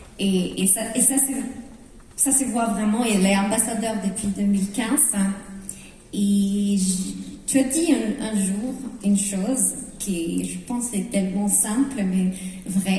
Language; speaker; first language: French; non-native, fluent; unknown